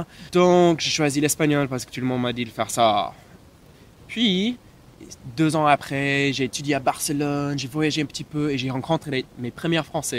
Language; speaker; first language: French; non-native, fluent; English